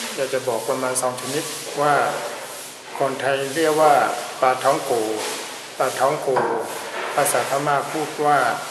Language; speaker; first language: Thai; non-native, fluent; Burmese